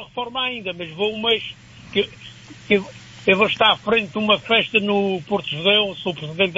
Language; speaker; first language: Portuguese; native; Portuguese